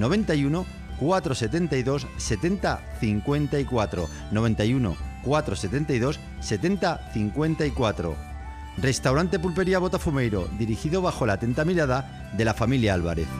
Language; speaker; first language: Spanish; native; Spanish